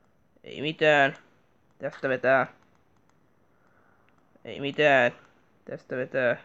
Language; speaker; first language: Finnish; native; Finnish